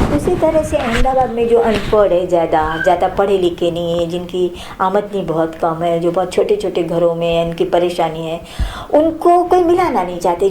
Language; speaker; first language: Hindi; non-native, local second language; Marathi